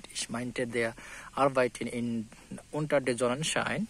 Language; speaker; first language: German; non-native, learner; Bangla